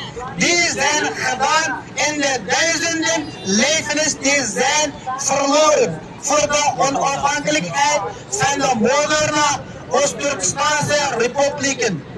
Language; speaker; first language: Dutch; non-native, learner; Uyghur